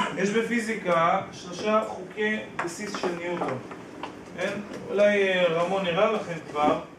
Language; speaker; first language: Hebrew; native; Hebrew